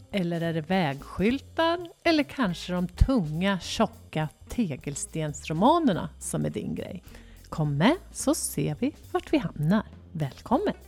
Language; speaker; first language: Swedish; native; Swedish